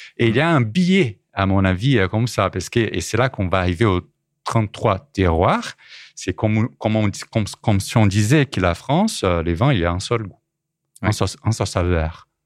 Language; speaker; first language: French; non-native, fluent; Portuguese